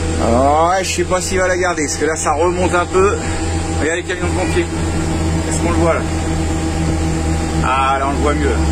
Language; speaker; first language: French; native; French